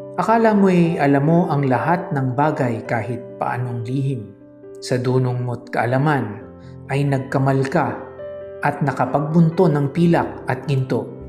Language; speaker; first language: Filipino; native; Filipino